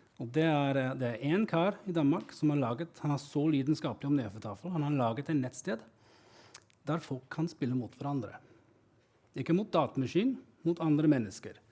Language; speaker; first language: Norwegian; non-native, fluent; English